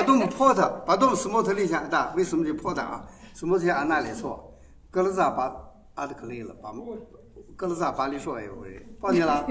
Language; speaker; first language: Russian; non-native, learner; Chinese